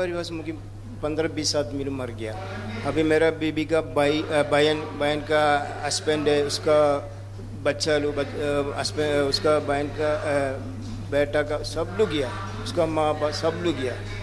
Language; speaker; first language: Hindi; non-native, local second language; Malayalam